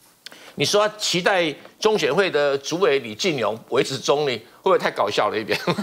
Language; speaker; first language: Chinese; native; Chinese